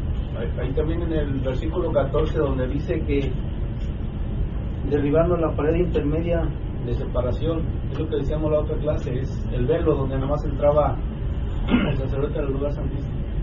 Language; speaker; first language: Spanish; native; Spanish